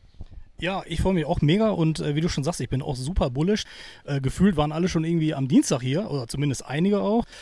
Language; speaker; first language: German; native; German